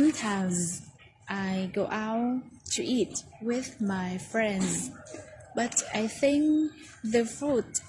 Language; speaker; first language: English; non-native, learner; Vietnamese